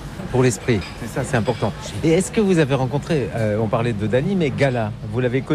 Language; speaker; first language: French; native; French